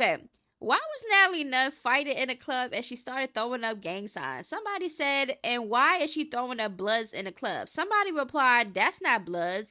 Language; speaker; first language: English; native; English